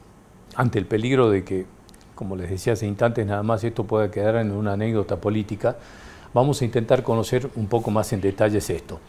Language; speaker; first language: Spanish; native; Spanish